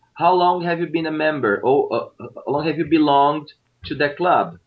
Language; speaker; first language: English; non-native, fluent; Portuguese